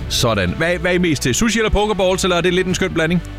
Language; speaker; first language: Danish; native; Danish